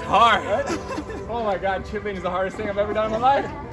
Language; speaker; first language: English; native; English